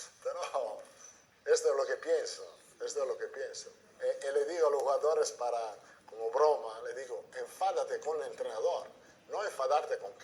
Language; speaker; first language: Spanish; non-native, fluent; Italian